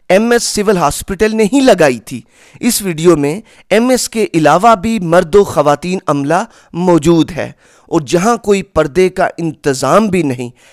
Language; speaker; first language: Urdu; non-native, local second language; Punjabi